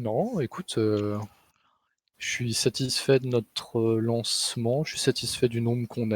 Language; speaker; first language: French; native; French